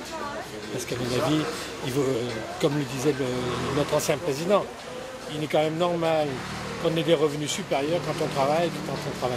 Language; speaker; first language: French; native; French